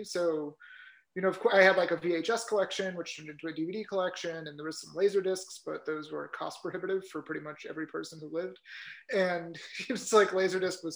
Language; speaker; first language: English; native; English